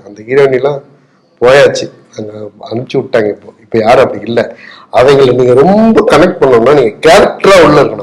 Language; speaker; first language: Tamil; native; Tamil